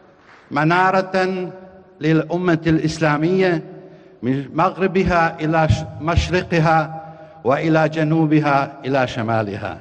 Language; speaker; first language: Arabic; non-native, fluent; Bosnian